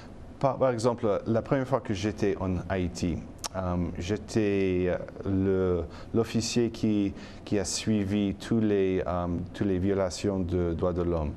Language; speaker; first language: French; non-native, fluent; English